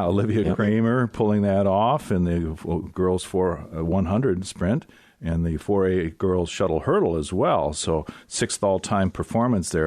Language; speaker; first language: English; native; English